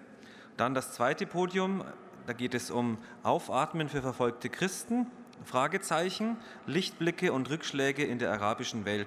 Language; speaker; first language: German; native; German